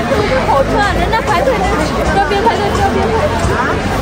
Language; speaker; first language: Chinese; non-native, fluent; Vietnamese